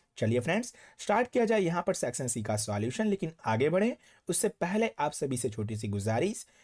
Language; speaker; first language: Hindi; non-native, local second language; Gujarati